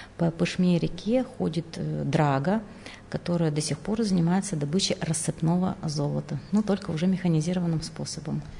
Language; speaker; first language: Russian; native; Russian